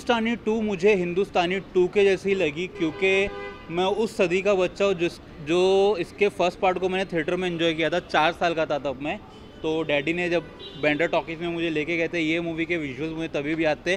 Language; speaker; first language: Hindi; native; Hindi